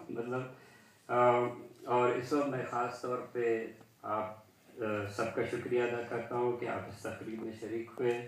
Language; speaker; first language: Urdu; early bilingual, heritage; Urdu